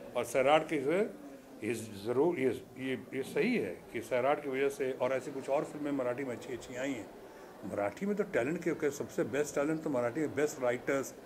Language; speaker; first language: Hindi; native; Hindi